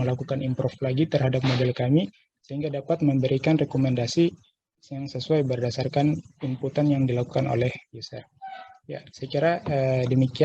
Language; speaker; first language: Indonesian; native; Indonesian